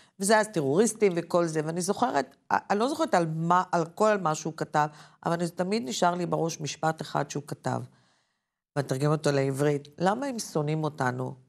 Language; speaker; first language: Hebrew; native; Hebrew